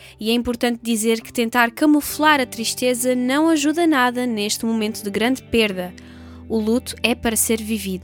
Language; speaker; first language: Portuguese; native; Portuguese